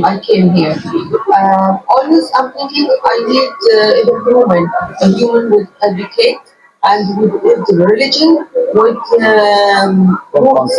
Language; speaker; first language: English; non-native, learner; Arabic